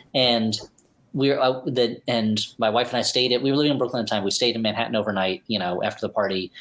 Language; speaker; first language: English; native; English